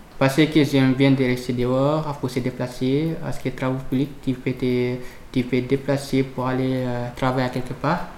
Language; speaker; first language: French; non-native, learner; Fula